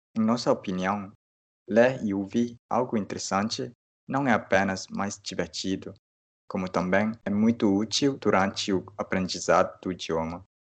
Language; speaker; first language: Portuguese; non-native, fluent; Malay